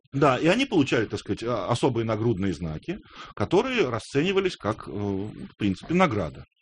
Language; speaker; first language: Russian; native; Russian